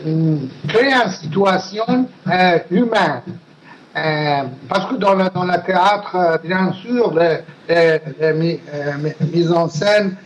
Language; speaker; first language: French; non-native, learner; Persian